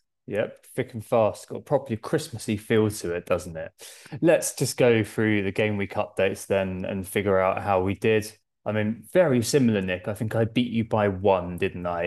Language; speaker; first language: English; native; English